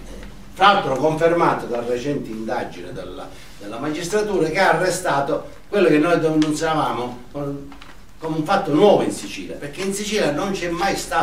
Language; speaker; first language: Italian; native; Italian